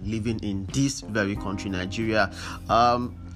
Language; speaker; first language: English; non-native, local second language; Yoruba